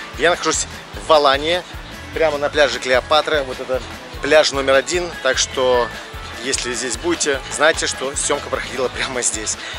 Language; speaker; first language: Russian; native; Russian